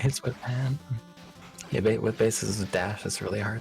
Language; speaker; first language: English; native; English